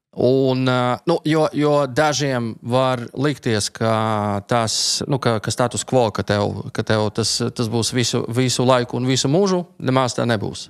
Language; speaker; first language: Latvian; non-native, local second language; Russian